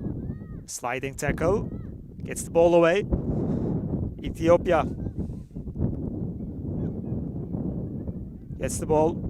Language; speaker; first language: English; non-native, fluent; Turkish